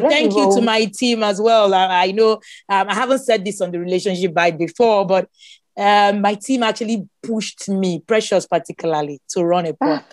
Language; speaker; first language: English; non-native, local second language; Igbo